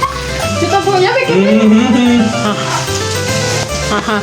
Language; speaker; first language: Spanish; native; Spanish